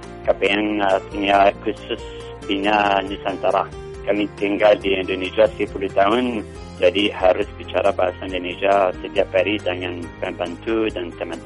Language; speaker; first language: Indonesian; non-native, learner; English